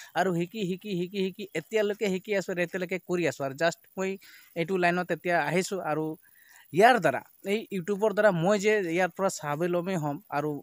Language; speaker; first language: Assamese; non-native, local second language; Sadri